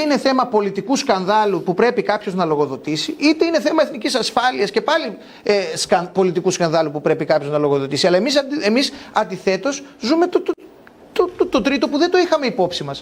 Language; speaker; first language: Greek; native; Greek